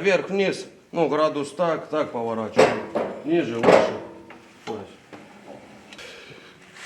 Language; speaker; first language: Russian; native; Russian